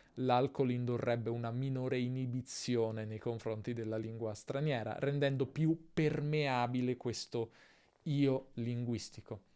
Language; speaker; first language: Italian; native; Italian